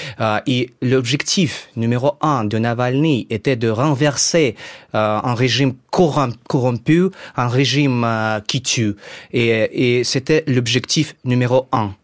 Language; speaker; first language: French; non-native, fluent; Russian